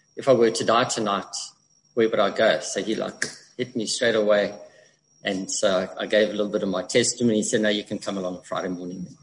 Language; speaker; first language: English; native; English